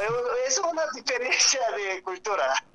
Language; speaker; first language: Spanish; non-native, learner; Korean